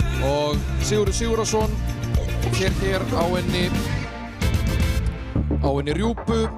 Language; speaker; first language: Icelandic; native; Icelandic